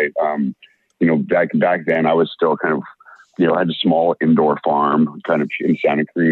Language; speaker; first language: English; native; English